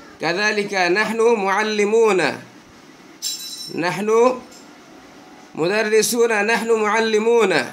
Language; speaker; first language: Arabic; non-native, fluent; Bangla